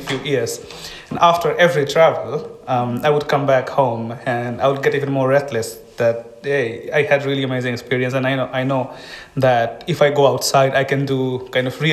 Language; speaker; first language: English; non-native, local second language; Hindi